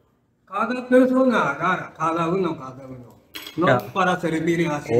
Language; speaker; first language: Spanish; non-native, learner; Japanese